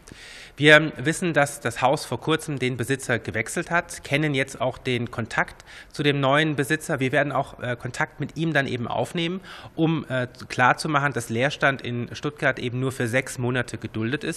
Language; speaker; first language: German; native; German